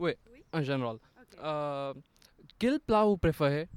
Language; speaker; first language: French; non-native, learner; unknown